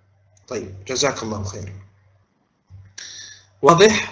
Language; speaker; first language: Arabic; non-native, fluent; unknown